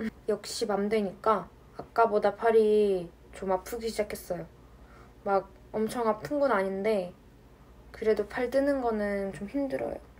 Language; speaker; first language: Korean; non-native, fluent; Russian